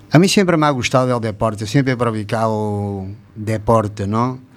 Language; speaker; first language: Spanish; non-native, fluent; Portuguese